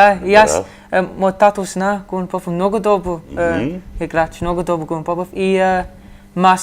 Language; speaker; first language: Macedonian; early bilingual, heritage; Macedonian